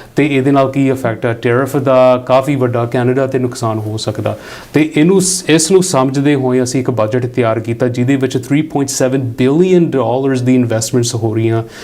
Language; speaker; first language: Punjabi; early bilingual, heritage; Punjabi